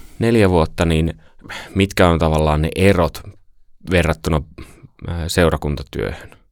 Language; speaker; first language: Finnish; native; Finnish